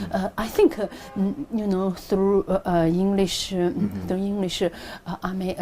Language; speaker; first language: English; non-native, learner; Chinese